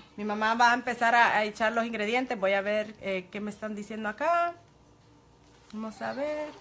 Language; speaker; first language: Spanish; early bilingual, heritage; Spanish